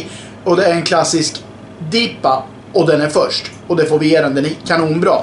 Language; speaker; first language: Swedish; native; Swedish